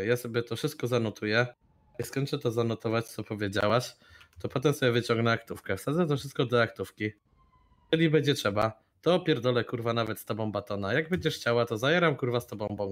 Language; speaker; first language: Polish; native; Polish